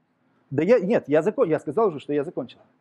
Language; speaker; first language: Russian; native; Russian